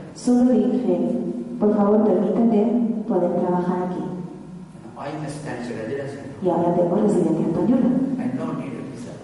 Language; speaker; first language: Spanish; non-native, fluent; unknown